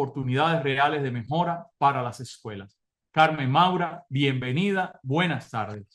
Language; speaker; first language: Spanish; native; Spanish